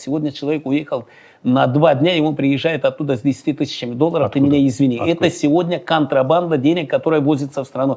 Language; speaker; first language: Russian; non-native, local second language; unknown